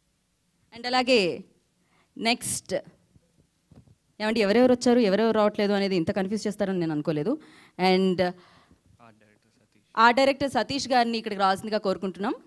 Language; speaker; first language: Telugu; native; Telugu